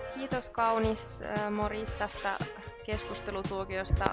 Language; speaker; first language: Finnish; native; Finnish